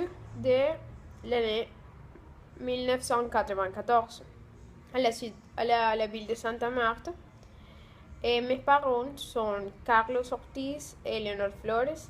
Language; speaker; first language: French; non-native, learner; Spanish